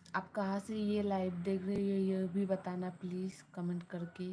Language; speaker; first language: Hindi; non-native, local second language; Bangla